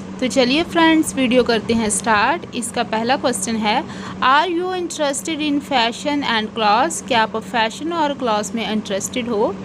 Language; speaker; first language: Hindi; non-native, local second language; Punjabi